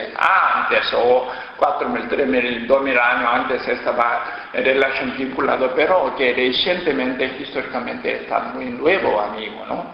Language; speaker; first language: Spanish; non-native, learner; Korean